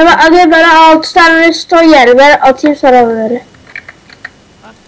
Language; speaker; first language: Turkish; native; Turkish